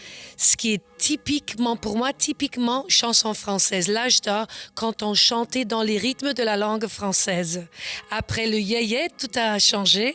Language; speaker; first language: French; non-native, fluent; English